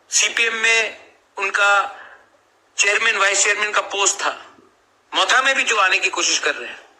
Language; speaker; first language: Hindi; non-native, local second language; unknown